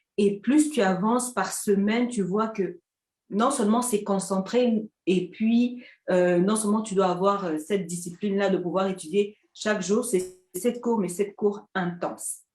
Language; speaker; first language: French; non-native, local second language; Lingala